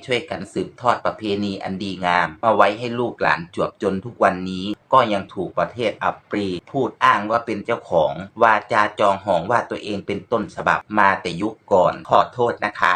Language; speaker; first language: Thai; native; Thai